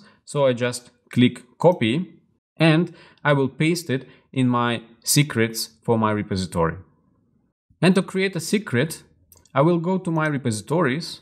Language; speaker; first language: English; non-native, fluent; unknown